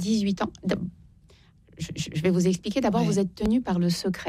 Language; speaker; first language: French; native; French